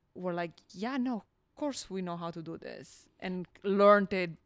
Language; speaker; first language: English; non-native, fluent; Italian